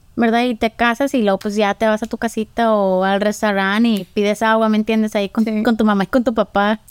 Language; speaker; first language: Spanish; early bilingual, heritage; Spanish